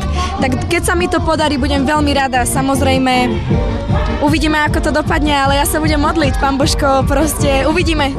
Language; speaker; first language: Slovak; native; Slovak